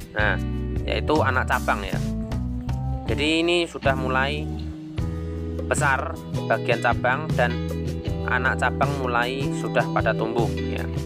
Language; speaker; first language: Indonesian; non-native, local second language; Javanese